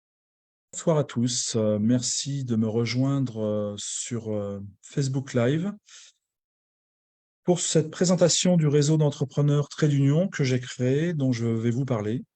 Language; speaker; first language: French; native; French